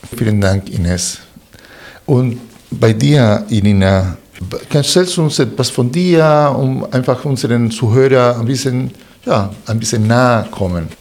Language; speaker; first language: German; non-native, fluent; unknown